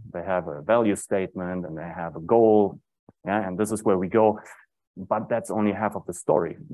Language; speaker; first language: English; non-native, fluent; German